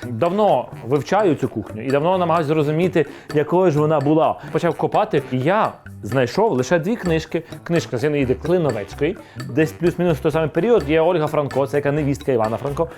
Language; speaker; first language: Ukrainian; non-native, local second language; Russian